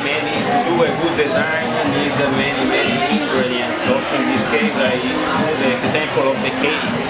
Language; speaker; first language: English; non-native, fluent; Italian